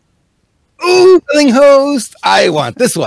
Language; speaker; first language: English; native; English